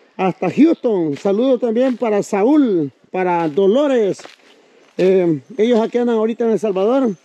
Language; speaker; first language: Spanish; native; Spanish